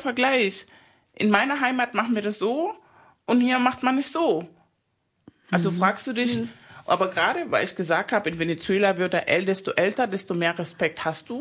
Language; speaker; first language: German; non-native, fluent; Spanish